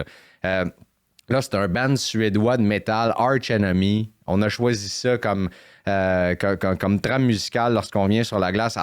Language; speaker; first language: French; native; French